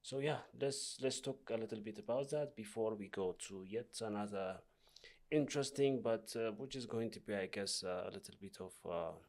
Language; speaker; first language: English; non-native, local second language; Amharic